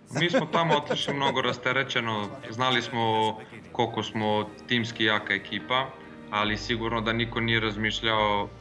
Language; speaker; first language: Serbian; early bilingual, heritage; Serbian